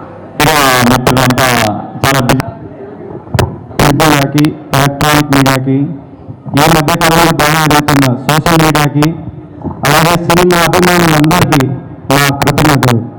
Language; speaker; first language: Telugu; native; Telugu